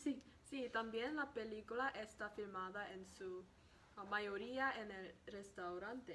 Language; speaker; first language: Spanish; non-native, learner; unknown